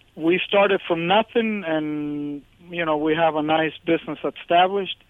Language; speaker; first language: English; early bilingual, other home language; Spanish